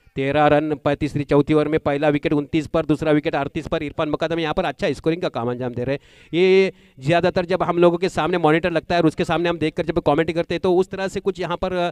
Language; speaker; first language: Hindi; non-native, local second language; Marathi